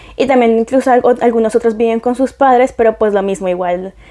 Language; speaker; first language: Spanish; native; Spanish